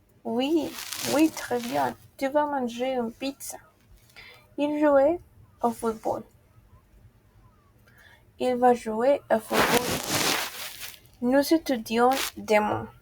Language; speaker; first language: French; non-native, fluent; Spanish